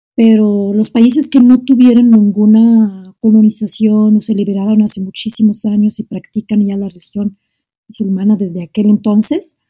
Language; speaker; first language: Spanish; non-native, fluent; Arabic